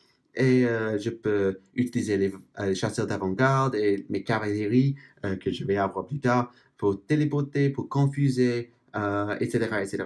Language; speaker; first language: French; non-native, fluent; English